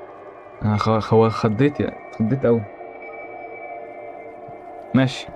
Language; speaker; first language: Arabic; native; Arabic